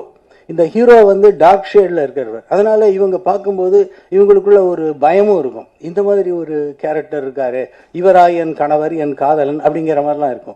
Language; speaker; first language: Tamil; native; Tamil